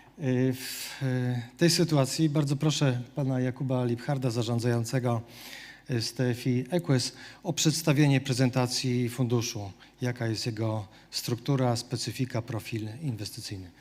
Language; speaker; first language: Polish; native; Polish